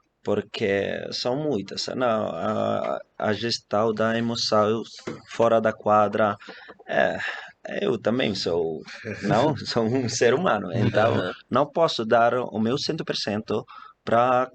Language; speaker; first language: Portuguese; non-native, fluent; Italian